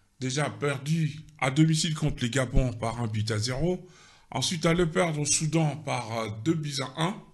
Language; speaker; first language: French; non-native, local second language; Lingala